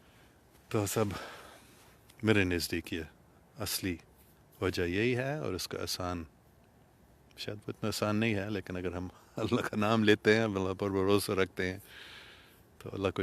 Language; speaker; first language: Urdu; non-native, fluent; English